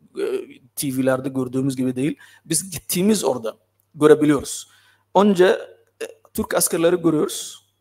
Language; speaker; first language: Turkish; non-native, fluent; Somali